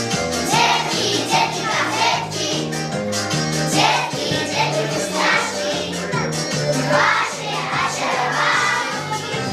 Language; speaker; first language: Russian; non-native, learner; Uzbek